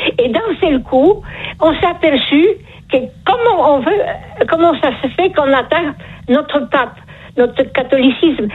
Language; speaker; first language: French; non-native, fluent; Polish